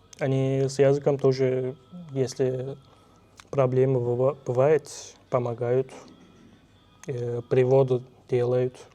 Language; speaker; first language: Russian; non-native, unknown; Turkish